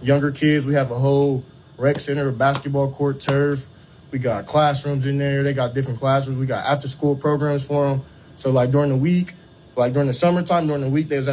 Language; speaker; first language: English; native; English